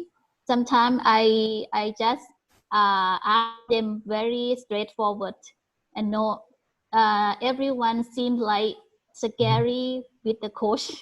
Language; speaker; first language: English; non-native, learner; Thai